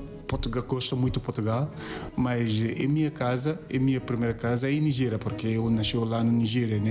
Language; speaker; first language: Portuguese; non-native, learner; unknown